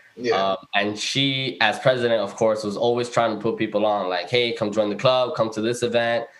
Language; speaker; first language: English; early bilingual, other home language; Spanish